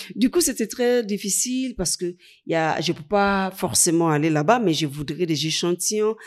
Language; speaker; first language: French; non-native, fluent; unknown